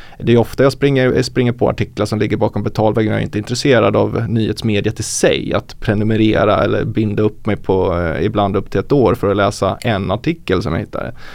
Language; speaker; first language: Swedish; native; Swedish